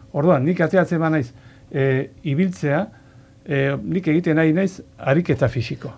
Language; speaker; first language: Basque; non-native, local second language; Spanish